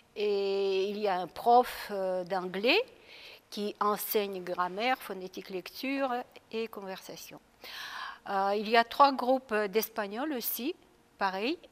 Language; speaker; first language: French; non-native, fluent; Russian